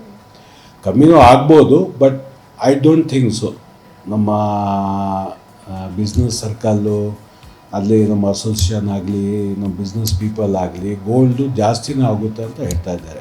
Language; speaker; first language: Kannada; non-native, local second language; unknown